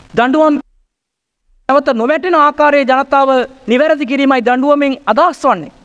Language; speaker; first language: Sinhala; non-native, local second language; Tamil